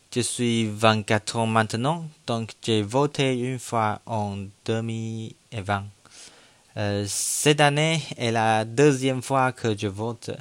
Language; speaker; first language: French; non-native, learner; Chinese